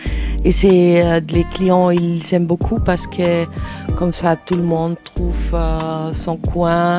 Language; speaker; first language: French; non-native, fluent; German